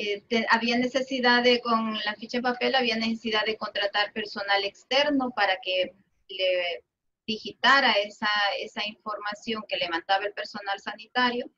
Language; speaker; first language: Spanish; native; Spanish